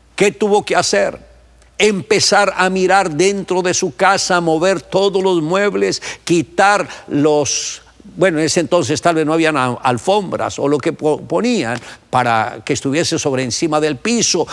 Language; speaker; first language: Spanish; native; Spanish